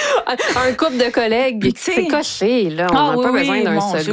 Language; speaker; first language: French; native; French